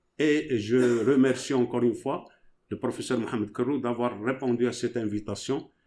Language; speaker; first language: French; non-native, local second language; Arabic